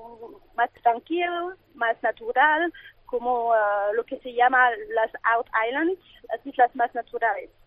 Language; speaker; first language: Spanish; non-native, fluent; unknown